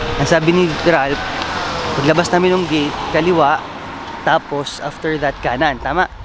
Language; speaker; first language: Filipino; native; Filipino